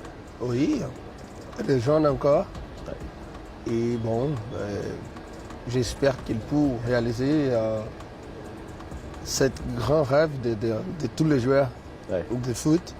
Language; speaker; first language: French; non-native, fluent; Portuguese